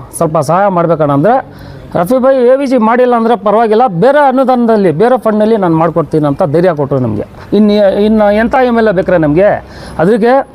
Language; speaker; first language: Kannada; non-native, local second language; Urdu